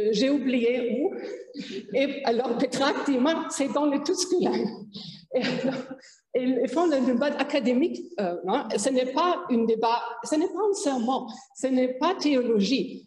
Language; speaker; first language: French; non-native, fluent; German